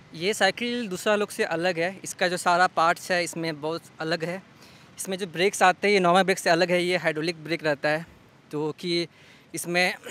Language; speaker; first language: Hindi; native; Hindi